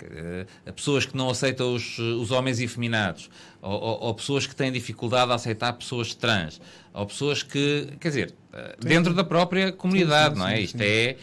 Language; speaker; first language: Portuguese; native; Portuguese